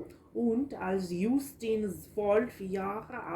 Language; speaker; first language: German; non-native, learner; English